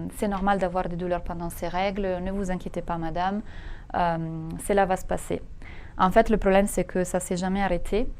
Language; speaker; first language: French; non-native, fluent; Italian